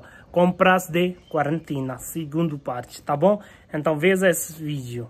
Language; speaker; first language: Portuguese; non-native, learner; Hindi